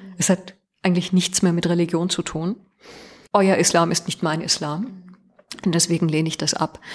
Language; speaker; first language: German; early bilingual, other home language; Persian